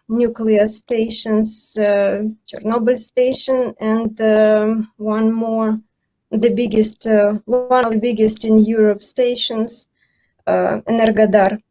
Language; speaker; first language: English; non-native, learner; Ukrainian